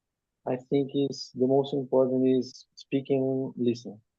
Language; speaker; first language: English; non-native, learner; Portuguese